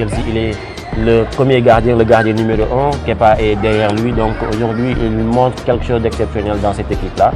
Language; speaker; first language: French; non-native, local second language; Wolof